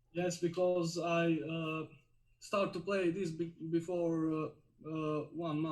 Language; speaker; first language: English; non-native, learner; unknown